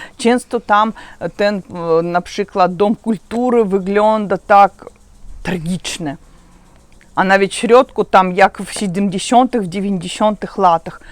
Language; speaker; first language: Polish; non-native, learner; Russian